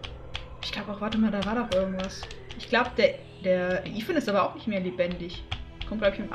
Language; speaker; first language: German; native; German